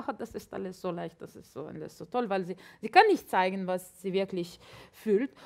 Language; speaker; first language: German; non-native, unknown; Latvian